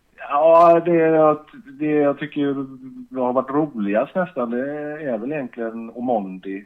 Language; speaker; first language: Swedish; native; Swedish